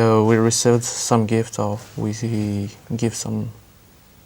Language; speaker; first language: English; non-native, learner; French